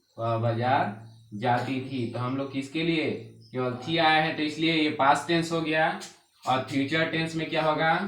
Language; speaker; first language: Hindi; native; Hindi